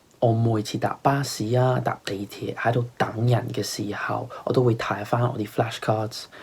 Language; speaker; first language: Cantonese; non-native, fluent; English